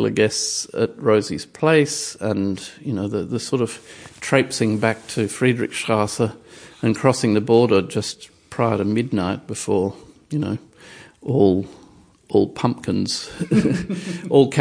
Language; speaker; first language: English; native; English